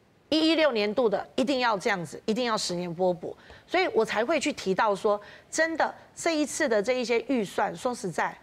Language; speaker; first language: Chinese; native; Chinese